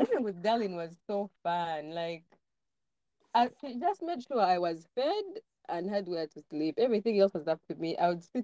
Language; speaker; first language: English; non-native, local second language; Ganda